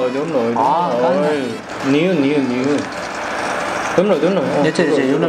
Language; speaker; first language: Vietnamese; non-native, learner; Korean